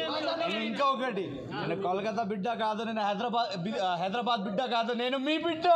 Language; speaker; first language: Telugu; non-native, learner; Hindi